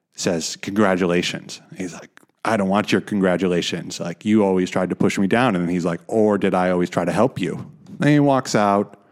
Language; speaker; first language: English; native; English